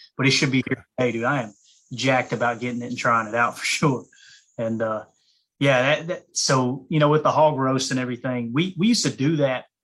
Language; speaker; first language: English; native; English